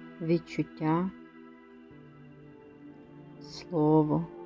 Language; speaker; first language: Ukrainian; native; Ukrainian